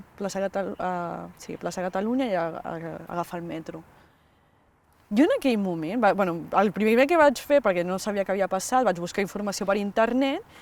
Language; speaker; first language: Catalan; early bilingual, other home language; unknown